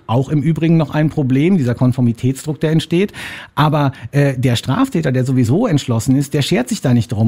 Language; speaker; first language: German; native; German